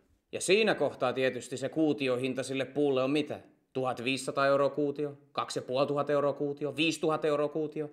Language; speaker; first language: Finnish; native; Finnish